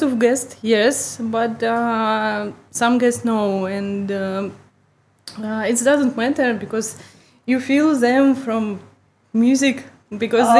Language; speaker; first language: English; non-native, learner; Russian